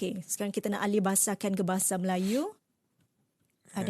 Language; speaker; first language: Malay; native; Malay